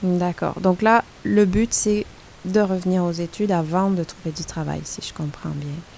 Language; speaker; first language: French; native; French